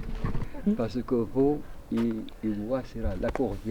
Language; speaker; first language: French; non-native, learner; Arabic